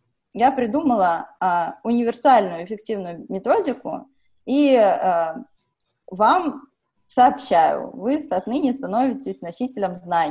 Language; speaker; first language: Russian; native; Russian